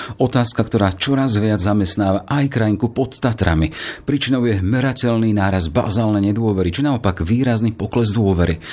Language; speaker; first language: Slovak; native; Slovak